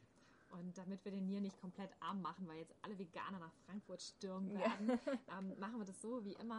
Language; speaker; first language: German; native; German